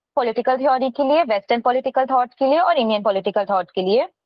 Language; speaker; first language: Hindi; native; Hindi